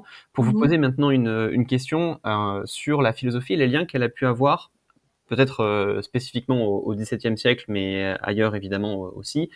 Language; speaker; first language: French; native; French